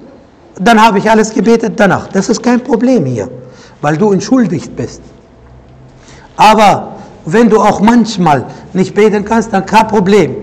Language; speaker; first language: German; non-native, fluent; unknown